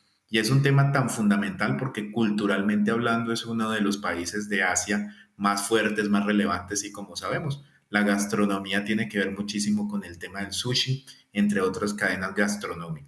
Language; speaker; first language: Spanish; native; Spanish